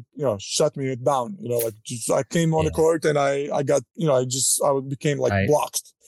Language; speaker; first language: English; non-native, fluent; Croatian